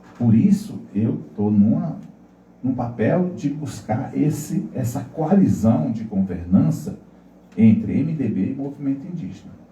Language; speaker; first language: Portuguese; non-native, local second language; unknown